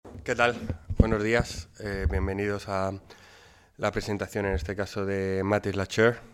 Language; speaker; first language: Spanish; native; Spanish